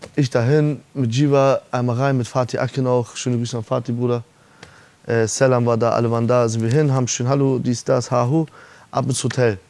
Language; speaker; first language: German; early bilingual, other home language; Persian